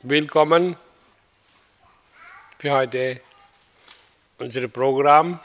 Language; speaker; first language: German; non-native, learner; Hindi